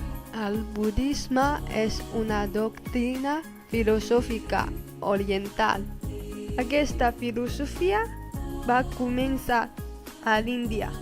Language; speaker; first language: Catalan; non-native, learner; Chinese